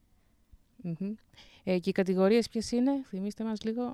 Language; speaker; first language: Greek; native; Greek